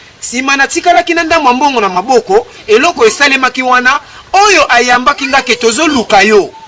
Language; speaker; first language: Lingala; non-native, local second language; Kongo